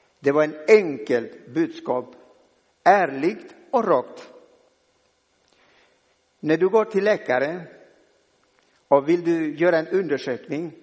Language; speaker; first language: Swedish; non-native, fluent; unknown